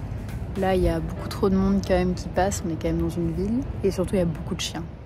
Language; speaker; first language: French; native; French